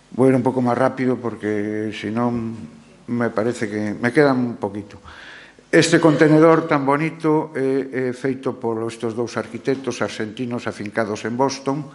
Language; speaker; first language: Galician; non-native, local second language; Spanish